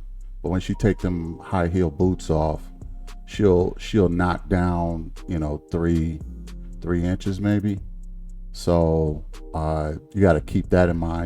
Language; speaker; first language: English; native; English